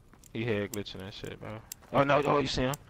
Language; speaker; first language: English; native; English